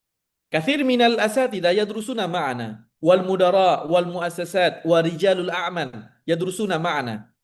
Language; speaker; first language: Arabic; non-native, fluent; Indonesian